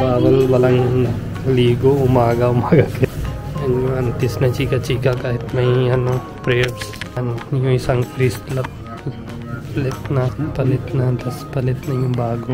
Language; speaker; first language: Filipino; non-native, learner; Punjabi